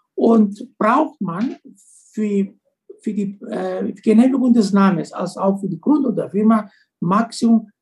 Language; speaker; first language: German; non-native, fluent; Greek